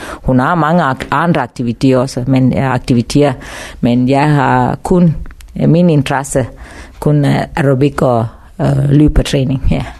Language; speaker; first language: Danish; non-native, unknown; Tamil